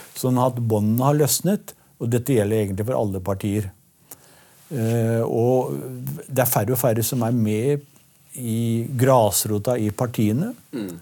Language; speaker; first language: Norwegian; native; Norwegian